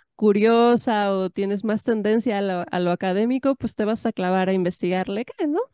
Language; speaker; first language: Spanish; native; Spanish